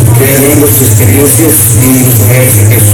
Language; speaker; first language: Spanish; native; Spanish